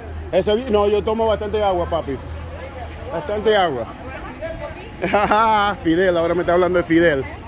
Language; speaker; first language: Spanish; non-native, learner; English